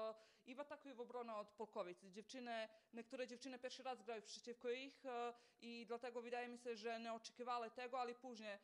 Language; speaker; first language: Polish; non-native, fluent; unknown